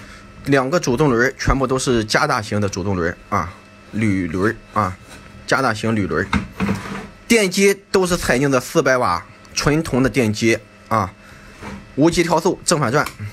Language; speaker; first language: Chinese; native; Chinese